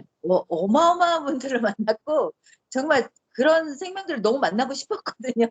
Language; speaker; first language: Korean; native; Korean